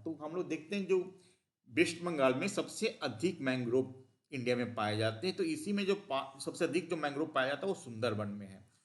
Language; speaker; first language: Hindi; native; Hindi